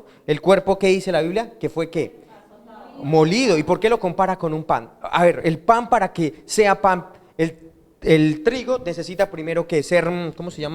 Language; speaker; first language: Spanish; native; Spanish